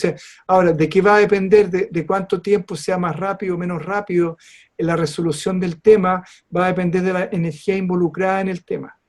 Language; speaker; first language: Spanish; native; Spanish